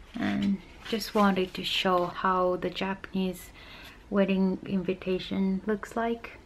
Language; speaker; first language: English; non-native, fluent; Japanese